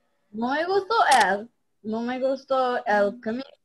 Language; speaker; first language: Spanish; non-native, learner; English